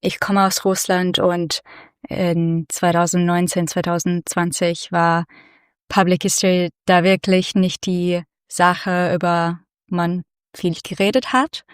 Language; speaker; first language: German; non-native, fluent; Russian